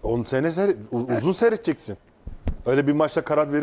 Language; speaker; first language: Turkish; native; Turkish